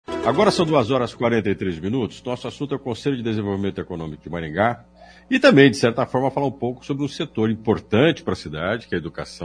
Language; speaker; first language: Portuguese; native; Portuguese